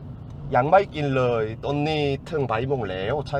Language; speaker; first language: Thai; non-native, fluent; Korean